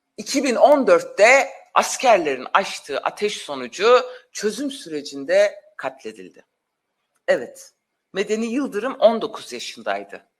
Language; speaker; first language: Turkish; non-native, local second language; Kurdish